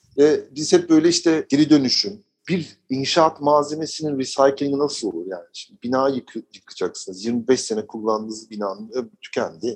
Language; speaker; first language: Turkish; early bilingual, heritage; Turkish